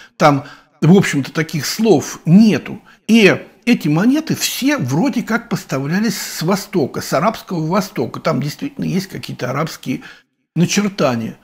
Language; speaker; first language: Russian; native; Russian